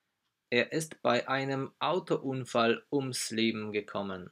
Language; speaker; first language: German; non-native, fluent; Polish